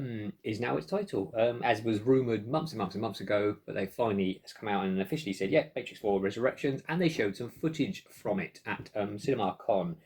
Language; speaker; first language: English; native; English